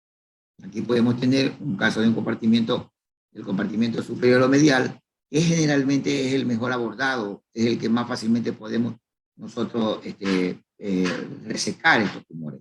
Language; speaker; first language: Spanish; native; Spanish